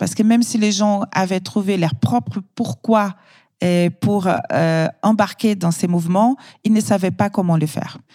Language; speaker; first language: French; non-native, fluent; Portuguese